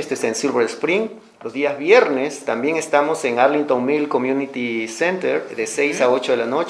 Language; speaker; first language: Spanish; native; Spanish